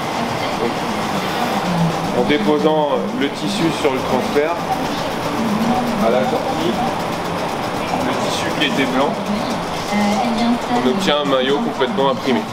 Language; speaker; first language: French; native; French